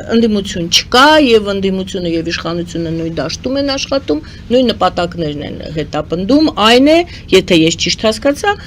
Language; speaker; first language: Armenian; native; Armenian